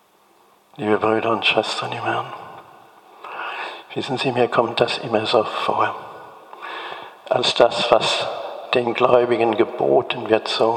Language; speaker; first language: German; native; German